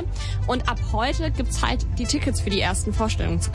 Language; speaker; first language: German; native; German